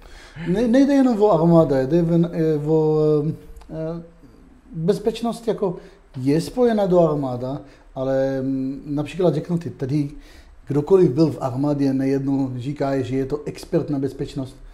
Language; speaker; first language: Czech; non-native, fluent; Hebrew